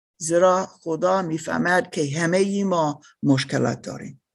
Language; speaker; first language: Persian; non-native, learner; English